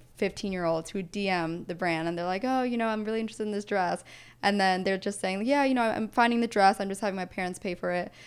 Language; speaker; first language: English; native; English